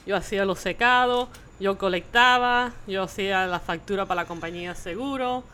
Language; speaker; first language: Spanish; early bilingual, heritage; Spanish